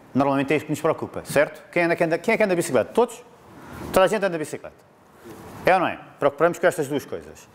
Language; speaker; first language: Portuguese; native; Portuguese